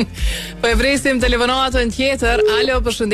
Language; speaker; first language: Albanian; native; Albanian